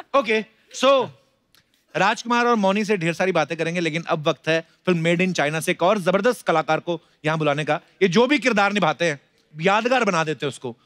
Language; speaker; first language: Hindi; non-native, local second language; Punjabi